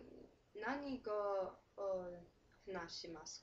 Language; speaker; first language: Japanese; non-native, learner; English